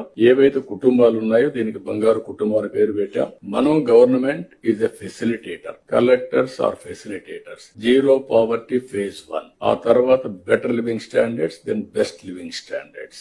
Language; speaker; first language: Telugu; native; Telugu